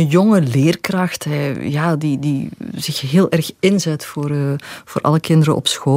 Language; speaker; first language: Dutch; native; Dutch